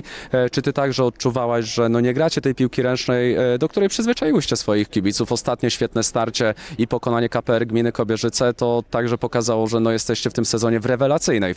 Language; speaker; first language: Polish; native; Polish